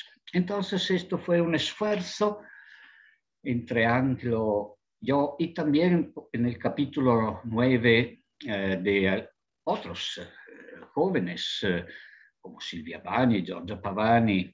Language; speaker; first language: Spanish; non-native, fluent; Italian